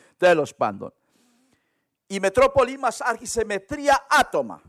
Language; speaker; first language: Greek; non-native, learner; Spanish